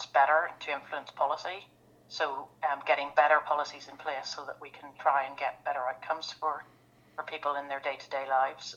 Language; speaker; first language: English; native; English